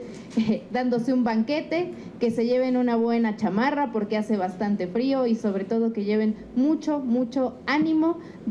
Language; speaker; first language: Spanish; native; Spanish